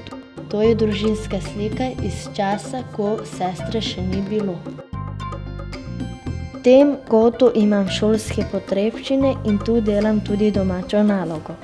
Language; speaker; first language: Slovenian; non-native, local second language; Romany